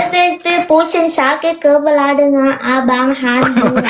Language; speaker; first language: Indonesian; non-native, learner; Vietnamese